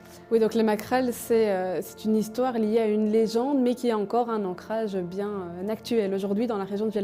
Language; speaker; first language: French; native; French